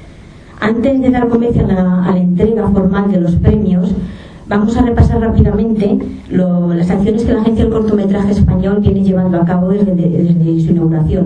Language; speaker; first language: Spanish; native; Spanish